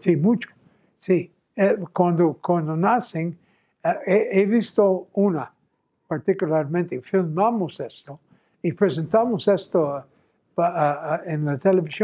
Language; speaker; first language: Spanish; non-native, fluent; English